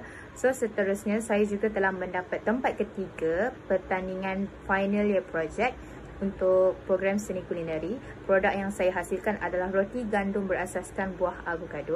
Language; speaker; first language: Malay; native; Malay